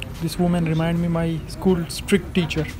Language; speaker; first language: English; non-native, learner; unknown